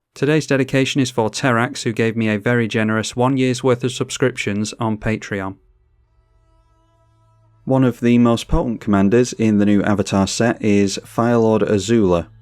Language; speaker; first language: English; native; English